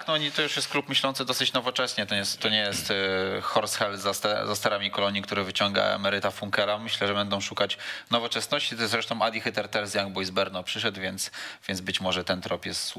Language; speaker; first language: Polish; native; Polish